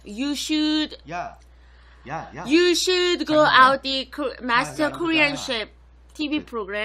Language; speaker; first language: English; non-native, local second language; Korean